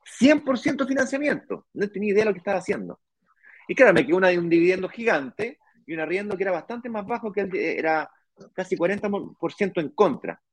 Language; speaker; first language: Spanish; native; Spanish